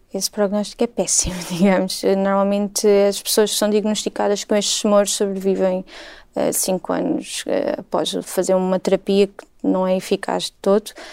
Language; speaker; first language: Portuguese; native; Portuguese